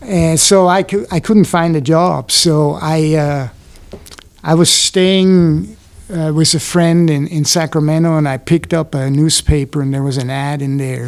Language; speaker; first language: English; non-native, fluent; Swiss German